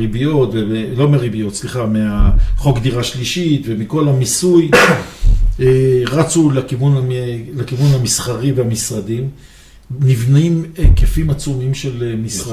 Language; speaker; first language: Hebrew; native; Hebrew